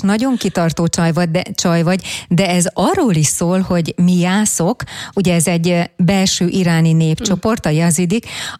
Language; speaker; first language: Hungarian; native; Hungarian